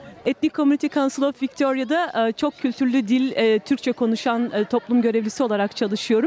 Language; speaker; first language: Turkish; native; Turkish